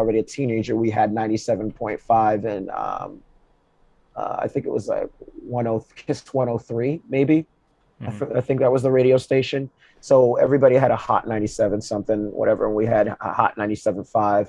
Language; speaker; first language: English; native; English